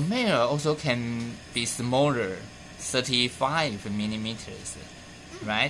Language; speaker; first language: English; non-native, fluent; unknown